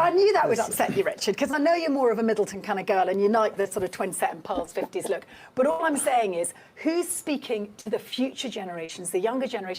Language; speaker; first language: English; native; English